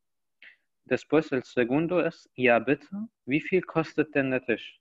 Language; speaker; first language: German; non-native, fluent; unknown